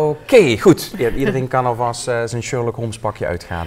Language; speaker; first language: Dutch; native; Dutch